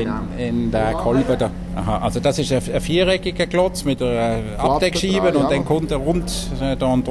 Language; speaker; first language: German; native; German